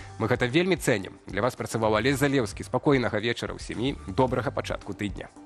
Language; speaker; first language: Belarusian; native; Belarusian